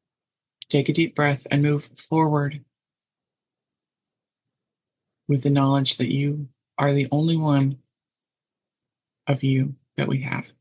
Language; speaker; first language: English; native; English